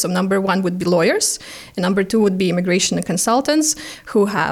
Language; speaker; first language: English; non-native, fluent; Ukrainian